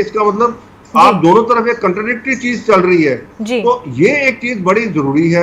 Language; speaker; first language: Hindi; native; Hindi